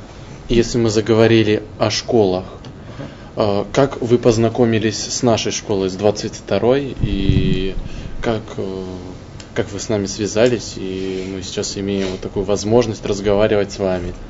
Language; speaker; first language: Russian; non-native, fluent; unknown